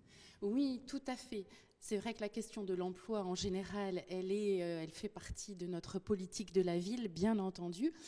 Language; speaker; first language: French; native; French